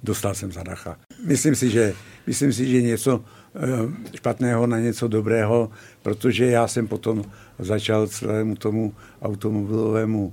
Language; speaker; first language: Czech; native; Czech